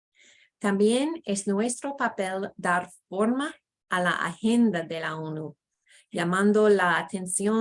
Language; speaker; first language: Spanish; non-native, fluent; English